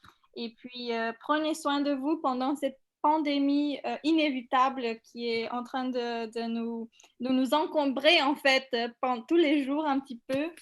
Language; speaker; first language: French; non-native, fluent; Macedonian